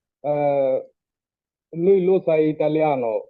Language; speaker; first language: Italian; non-native, learner; Bangla